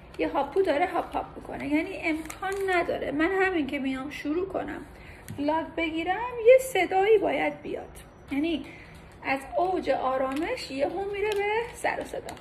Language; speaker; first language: Persian; early bilingual, heritage; Persian